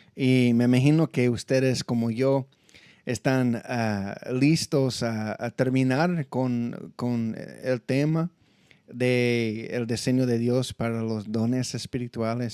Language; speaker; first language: Spanish; non-native, fluent; English